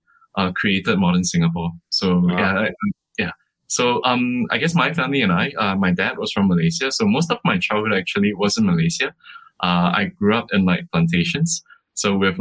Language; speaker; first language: English; native; English